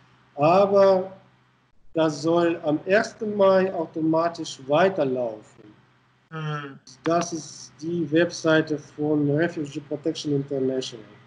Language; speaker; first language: German; non-native, fluent; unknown